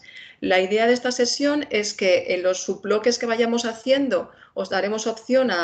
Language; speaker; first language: Spanish; native; Spanish